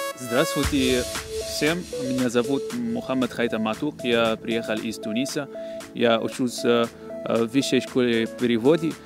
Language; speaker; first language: Russian; non-native, learner; Chinese